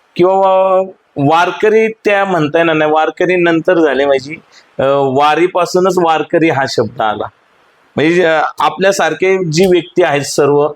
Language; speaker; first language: Marathi; native; Marathi